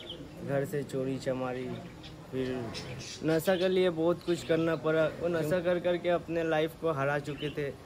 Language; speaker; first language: Hindi; non-native, local second language; Bangla